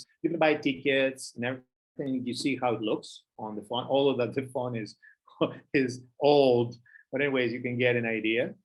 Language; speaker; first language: English; non-native, fluent; Greek